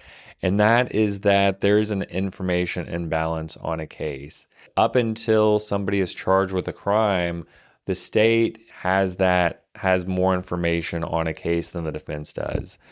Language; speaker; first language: English; native; English